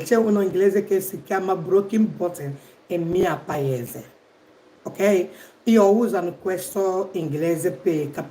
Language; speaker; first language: Italian; non-native, learner; Igbo